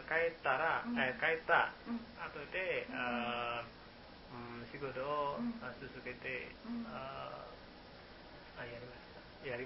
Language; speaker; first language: Japanese; non-native, learner; Indonesian